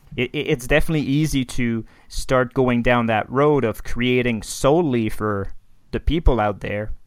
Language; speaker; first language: English; non-native, fluent; French